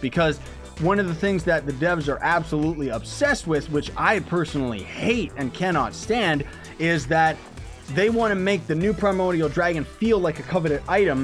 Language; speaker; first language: English; native; English